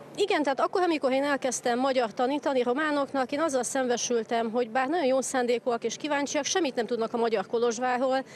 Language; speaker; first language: Hungarian; native; Hungarian